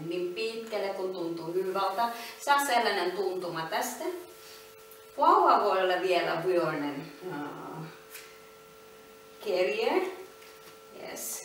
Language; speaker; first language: Finnish; non-native, learner; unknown